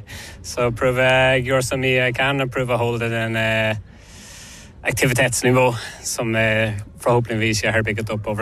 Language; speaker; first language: Norwegian; non-native, fluent; English